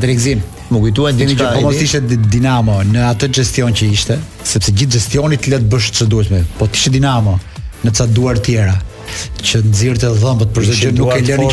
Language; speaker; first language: Albanian; native; Albanian